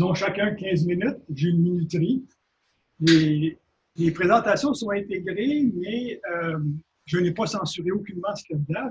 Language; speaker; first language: French; native; French